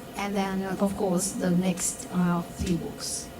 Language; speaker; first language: English; non-native, fluent; Romanian